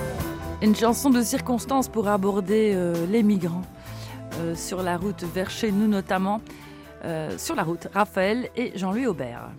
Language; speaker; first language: French; native; French